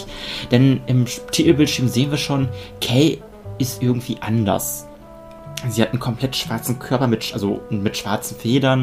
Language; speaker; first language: German; native; German